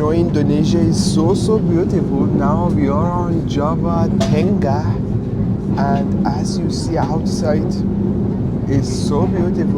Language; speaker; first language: English; non-native, fluent; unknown